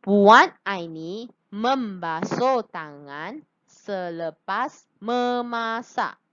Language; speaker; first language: Malay; non-native, local second language; Chinese